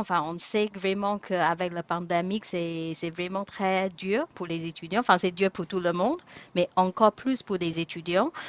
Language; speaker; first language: French; non-native, fluent; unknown